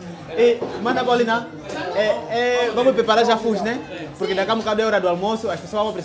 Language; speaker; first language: Portuguese; non-native, fluent; Vietnamese